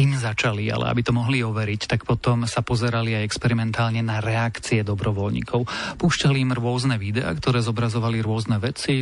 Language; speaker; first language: Slovak; native; Slovak